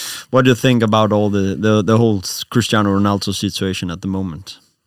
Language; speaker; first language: English; non-native, fluent; Danish